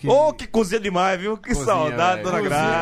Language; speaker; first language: Portuguese; native; Portuguese